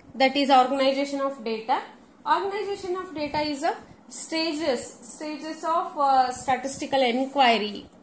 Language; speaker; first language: English; non-native, local second language; Kannada